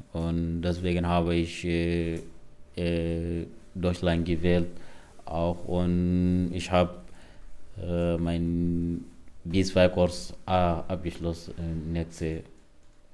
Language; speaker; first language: German; non-native, learner; Arabic